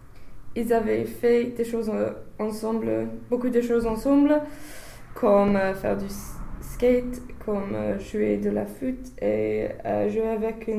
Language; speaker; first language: French; non-native, learner; English